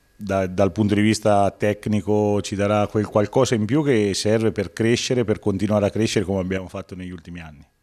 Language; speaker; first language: Italian; native; Italian